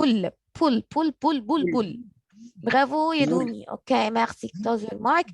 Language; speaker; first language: French; non-native, learner; Arabic